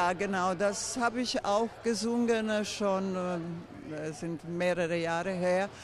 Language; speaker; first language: German; non-native, fluent; Croatian